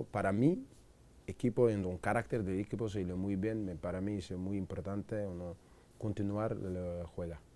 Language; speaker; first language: Spanish; non-native, learner; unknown